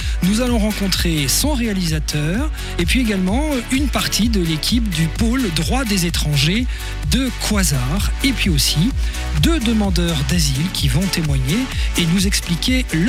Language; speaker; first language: French; native; French